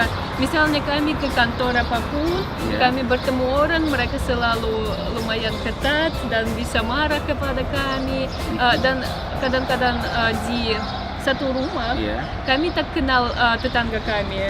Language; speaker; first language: Indonesian; non-native, learner; Russian